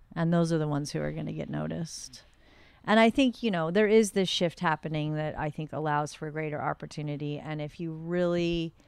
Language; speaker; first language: English; native; English